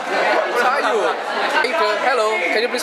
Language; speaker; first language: English; non-native, fluent; Indonesian